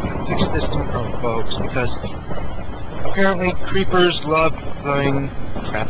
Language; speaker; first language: English; native; English